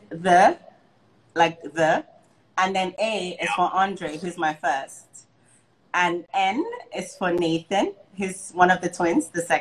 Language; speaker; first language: English; non-native, local second language; Igbo